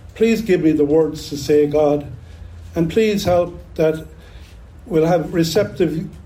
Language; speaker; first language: English; native; English